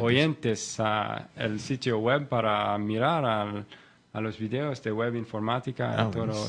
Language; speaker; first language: Spanish; non-native, learner; English